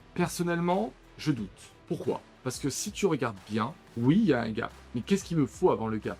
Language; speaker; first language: French; native; French